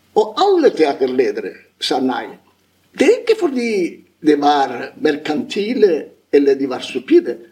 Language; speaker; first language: Norwegian; non-native, fluent; Italian